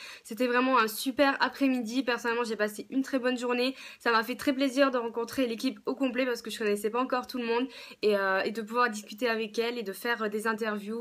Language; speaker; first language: French; native; French